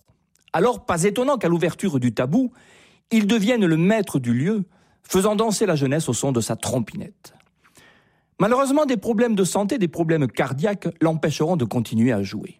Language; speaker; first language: French; native; French